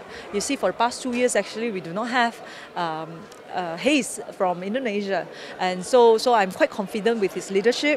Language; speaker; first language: English; non-native, local second language; Chinese